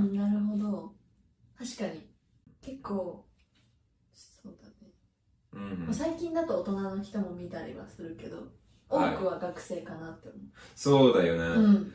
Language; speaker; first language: Japanese; non-native, learner; English